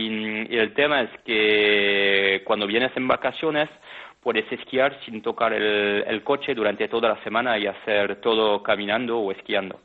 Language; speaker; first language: Spanish; non-native, fluent; French